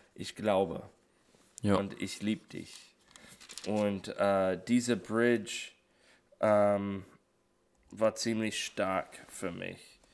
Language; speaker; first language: German; non-native, fluent; English